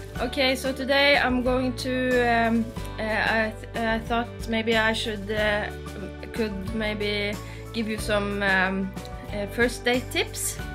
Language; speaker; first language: English; non-native, fluent; Norwegian